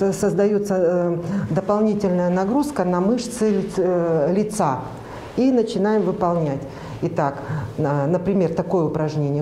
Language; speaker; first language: Russian; native; Russian